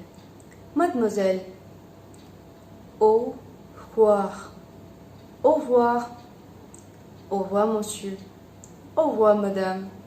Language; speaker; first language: French; non-native, fluent; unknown